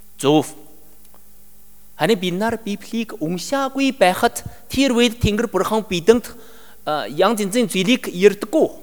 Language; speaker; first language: Mongolian; non-native, learner; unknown